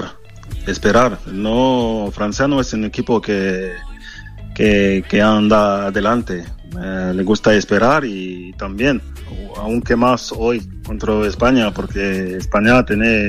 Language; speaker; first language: Spanish; non-native, fluent; French